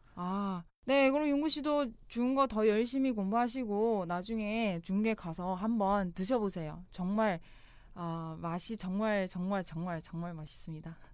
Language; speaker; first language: Korean; non-native, fluent; Chinese